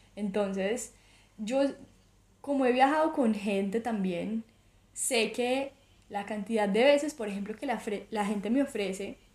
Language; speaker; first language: Spanish; native; Spanish